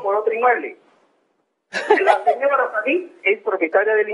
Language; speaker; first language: Spanish; native; Spanish